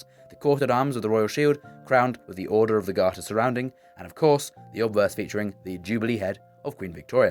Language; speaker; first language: English; native; English